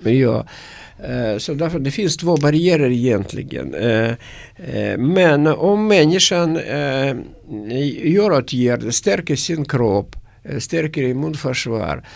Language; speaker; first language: Swedish; non-native, learner; Russian